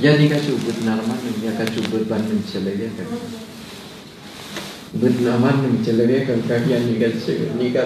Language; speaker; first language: Russian; non-native, learner; Thai